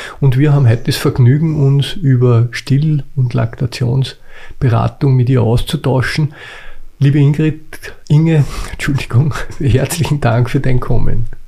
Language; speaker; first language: German; native; German